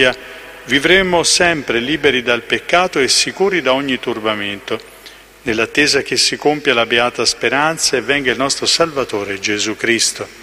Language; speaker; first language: Italian; native; Italian